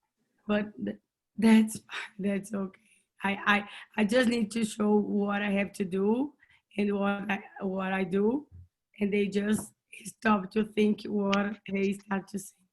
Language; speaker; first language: English; non-native, learner; Portuguese